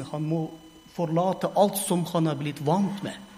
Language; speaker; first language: Norwegian; non-native, fluent; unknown